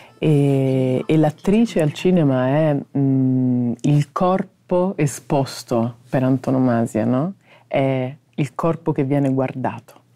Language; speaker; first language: Italian; native; Italian